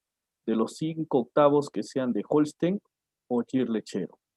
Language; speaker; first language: Spanish; native; Spanish